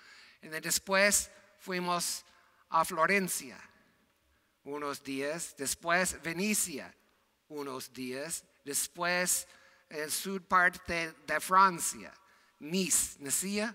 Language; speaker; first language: Spanish; non-native, fluent; English